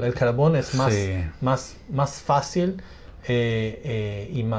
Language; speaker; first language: Spanish; non-native, fluent; English